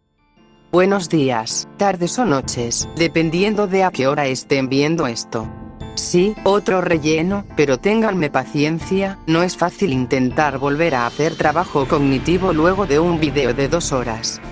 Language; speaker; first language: Spanish; native; Spanish